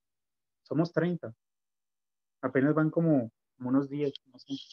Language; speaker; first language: Spanish; native; Spanish